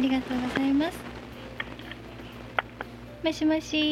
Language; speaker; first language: Japanese; native; Japanese